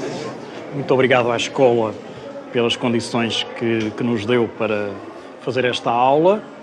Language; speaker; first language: Portuguese; native; Portuguese